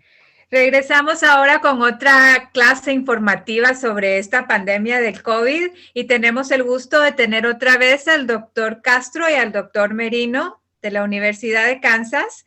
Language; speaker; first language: Spanish; native; Spanish